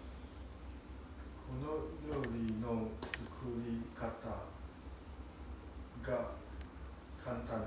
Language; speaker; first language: Japanese; non-native, learner; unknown